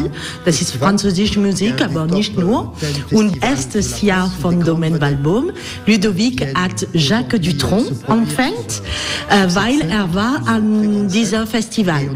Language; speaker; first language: German; non-native, learner; French